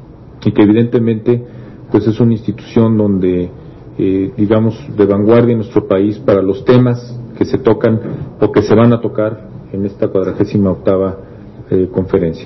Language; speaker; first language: Spanish; native; Spanish